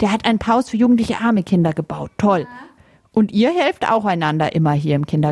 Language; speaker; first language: German; native; German